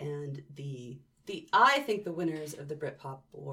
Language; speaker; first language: English; native; English